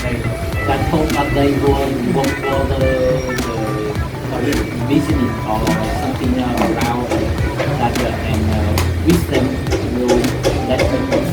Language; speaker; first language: English; non-native, learner; Vietnamese